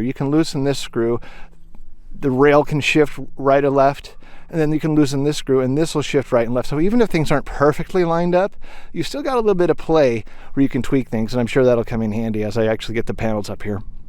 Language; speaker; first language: English; native; English